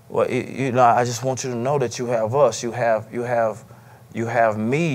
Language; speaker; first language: English; native; English